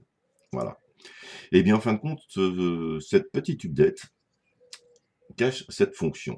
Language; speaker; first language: French; native; French